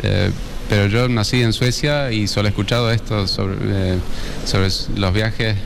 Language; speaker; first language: Spanish; early bilingual, heritage; Spanish